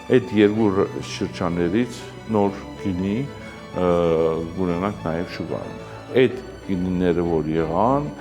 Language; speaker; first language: Armenian; early bilingual, heritage; Armenian